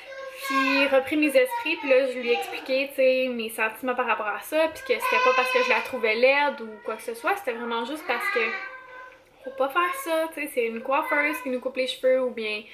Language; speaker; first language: French; native; French